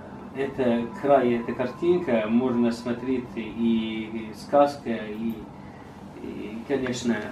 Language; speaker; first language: Russian; non-native, learner; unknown